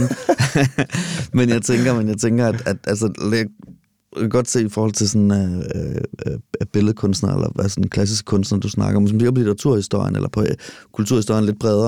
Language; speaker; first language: Danish; native; Danish